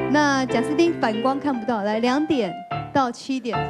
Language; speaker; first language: Chinese; native; Chinese